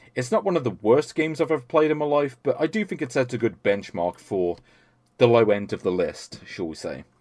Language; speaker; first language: English; native; English